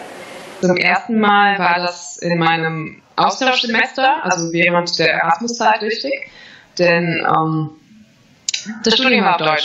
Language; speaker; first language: German; non-native, fluent; Latvian